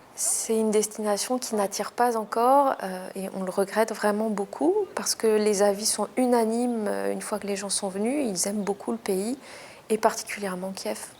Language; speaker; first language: French; native; French